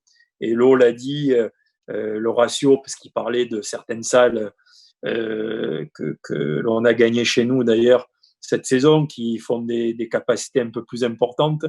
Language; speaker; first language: French; native; French